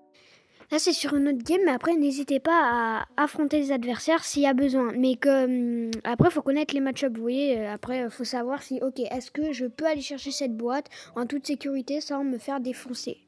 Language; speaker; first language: French; native; French